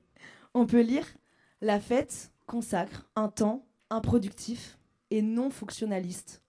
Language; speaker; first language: French; native; French